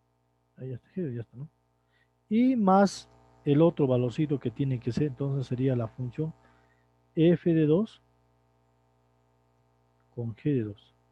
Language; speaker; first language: Spanish; native; Spanish